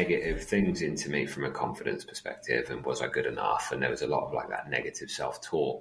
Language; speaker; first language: English; native; English